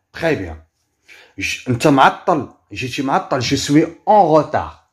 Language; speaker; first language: French; non-native, local second language; Arabic